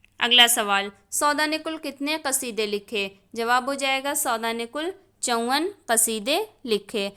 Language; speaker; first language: Urdu; native; Urdu